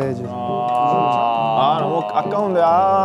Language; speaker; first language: Korean; non-native, learner; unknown